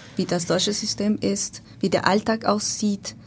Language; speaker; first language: German; non-native, learner; Spanish